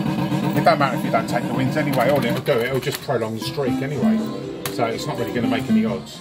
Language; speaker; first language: English; native; English